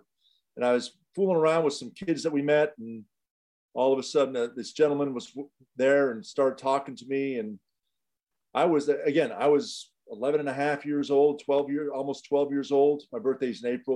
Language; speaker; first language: English; native; English